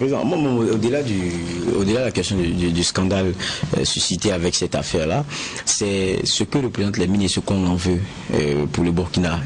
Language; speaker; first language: French; native; French